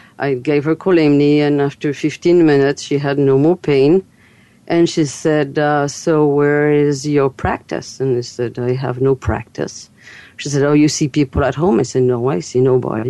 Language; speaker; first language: English; non-native, fluent; French